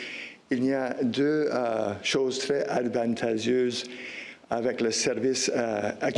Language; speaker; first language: French; non-native, local second language; English